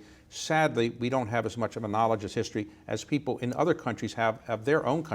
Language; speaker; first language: English; native; English